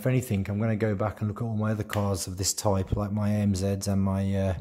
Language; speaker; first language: English; native; English